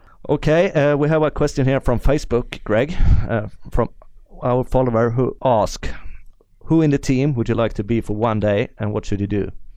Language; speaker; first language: English; non-native, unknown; Swedish